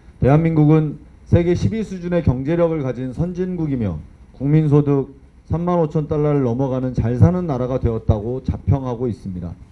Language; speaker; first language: Korean; native; Korean